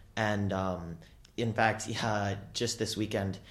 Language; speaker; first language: English; native; English